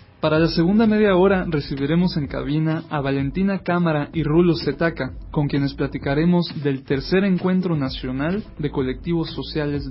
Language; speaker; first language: Spanish; native; Spanish